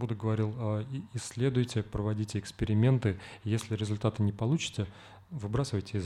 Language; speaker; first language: Russian; native; Russian